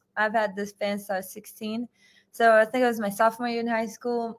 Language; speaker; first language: English; native; English